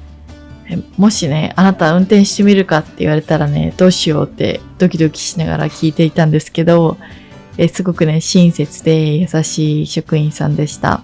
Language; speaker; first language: Japanese; native; Japanese